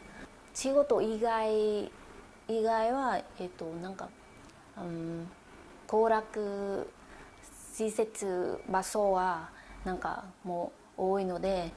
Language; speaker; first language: Japanese; non-native, fluent; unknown